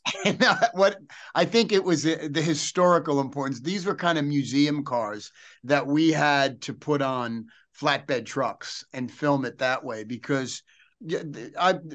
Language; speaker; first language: English; native; English